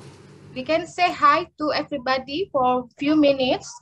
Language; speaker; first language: English; non-native, learner; Indonesian